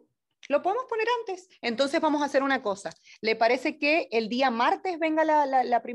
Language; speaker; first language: Spanish; native; Spanish